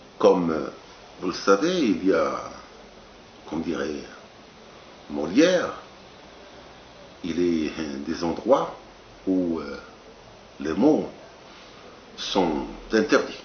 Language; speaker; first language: French; non-native, local second language; Arabic